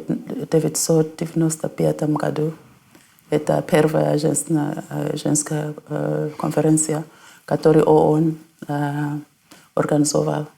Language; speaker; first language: Russian; non-native, fluent; North Ndebele